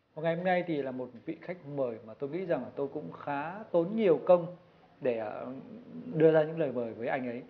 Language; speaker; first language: Vietnamese; native; Vietnamese